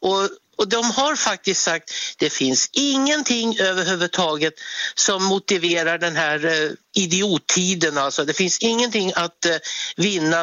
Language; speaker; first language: Swedish; native; Swedish